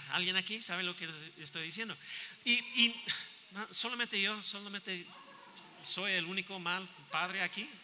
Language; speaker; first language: Spanish; non-native, fluent; English